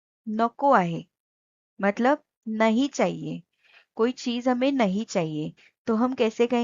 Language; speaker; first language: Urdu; non-native, local second language; Marathi